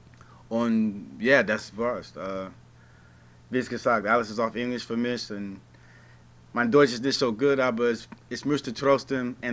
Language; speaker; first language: German; non-native, learner; English